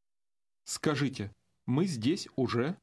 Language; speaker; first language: Russian; native; Russian